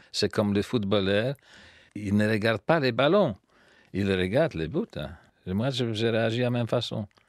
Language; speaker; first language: French; non-native, fluent; Polish